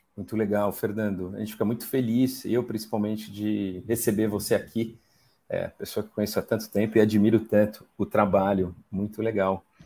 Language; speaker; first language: Portuguese; native; Portuguese